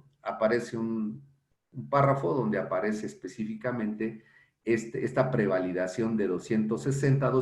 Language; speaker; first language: Spanish; native; Spanish